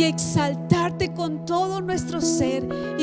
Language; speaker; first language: Spanish; native; Spanish